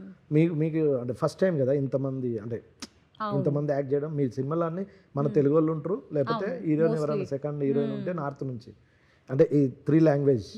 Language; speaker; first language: Telugu; native; Telugu